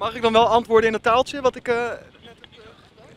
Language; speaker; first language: Dutch; native; Dutch